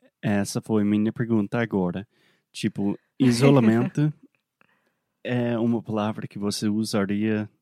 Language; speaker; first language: Portuguese; non-native, fluent; English